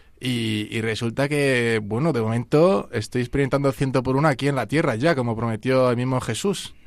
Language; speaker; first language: Spanish; non-native, fluent; Italian